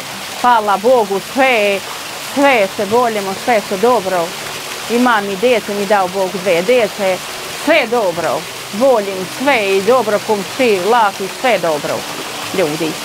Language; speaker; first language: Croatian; non-native, learner; Albanian